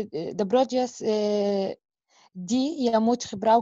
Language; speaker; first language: Dutch; non-native, learner; Arabic